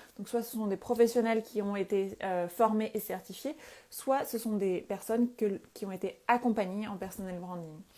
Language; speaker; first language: French; native; French